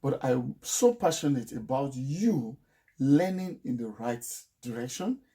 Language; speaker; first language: English; non-native, local second language; Yoruba